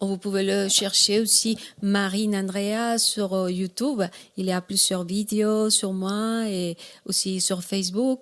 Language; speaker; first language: French; non-native, learner; Spanish